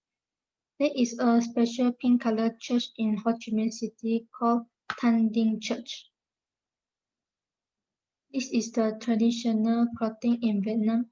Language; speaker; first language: English; non-native, learner; Malay